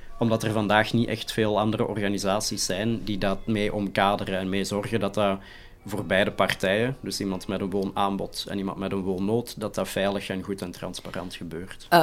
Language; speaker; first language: Dutch; native; Dutch